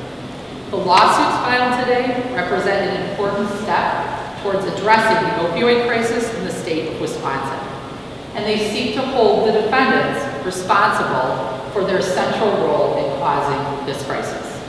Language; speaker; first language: English; native; English